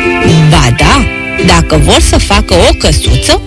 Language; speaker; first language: Romanian; native; Romanian